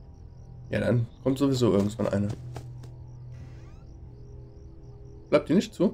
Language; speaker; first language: German; native; German